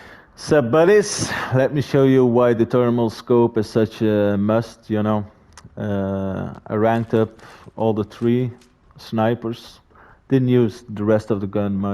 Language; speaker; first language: English; non-native, fluent; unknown